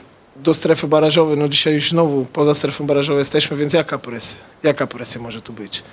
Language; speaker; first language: Polish; non-native, fluent; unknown